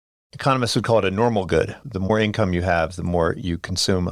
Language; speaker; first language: English; native; English